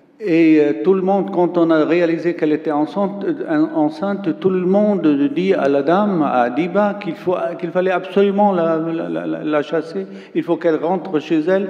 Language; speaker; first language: French; non-native, local second language; Arabic